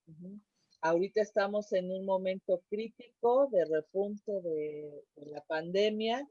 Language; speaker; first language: Spanish; native; Spanish